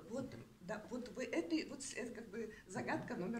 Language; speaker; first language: Russian; native; Russian